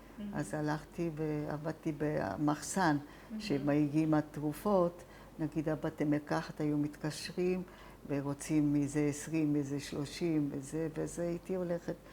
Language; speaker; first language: Hebrew; non-native, fluent; Italian